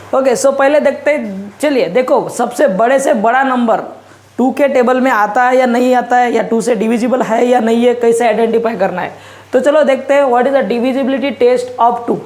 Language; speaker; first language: Hindi; non-native, local second language; Marathi